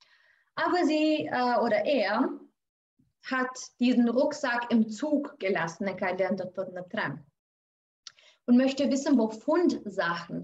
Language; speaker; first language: German; non-native, fluent; Albanian